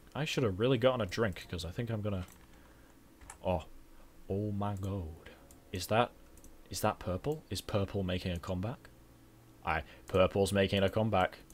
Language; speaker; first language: English; native; English